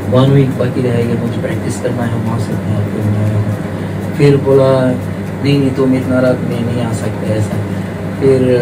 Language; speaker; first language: Hindi; non-native, learner; Bangla